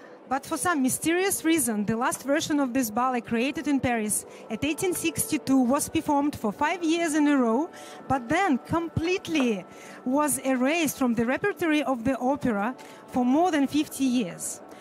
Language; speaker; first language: English; non-native, fluent; Russian